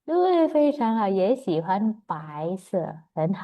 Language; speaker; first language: Chinese; non-native, fluent; Indonesian